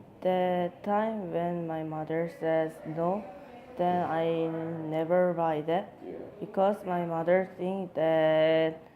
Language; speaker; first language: English; non-native, learner; Korean